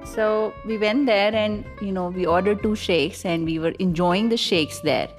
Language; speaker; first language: English; non-native, local second language; Punjabi